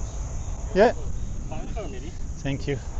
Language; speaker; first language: English; non-native, learner; French